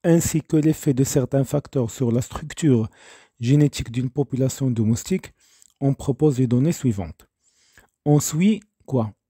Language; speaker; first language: French; non-native, local second language; Arabic